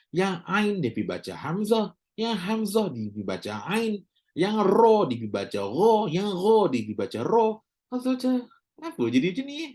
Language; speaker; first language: Malay; native; Malay